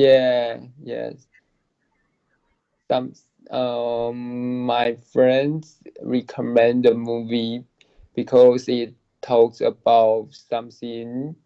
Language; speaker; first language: English; non-native, learner; Chinese